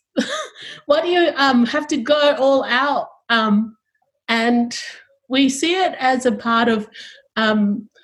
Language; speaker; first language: English; early bilingual, other home language; Tongan